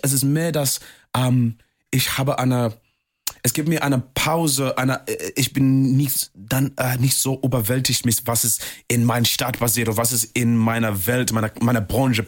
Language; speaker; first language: German; non-native, fluent; English